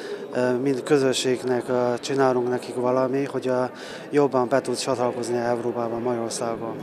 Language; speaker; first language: Hungarian; non-native, learner; Chinese